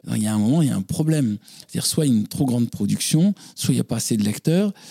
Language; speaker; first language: French; native; French